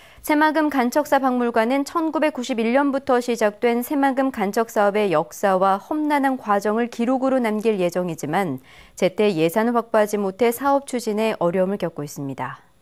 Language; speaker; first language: Korean; native; Korean